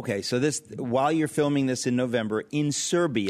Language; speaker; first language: English; native; English